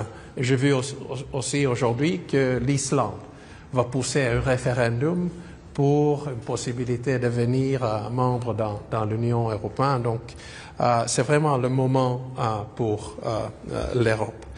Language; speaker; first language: French; non-native, fluent; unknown